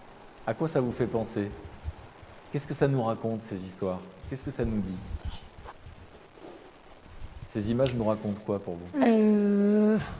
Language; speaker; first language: French; native; French